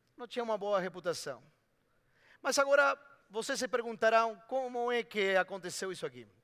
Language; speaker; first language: Portuguese; non-native, fluent; Spanish